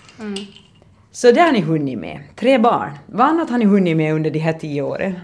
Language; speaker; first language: Swedish; native; Swedish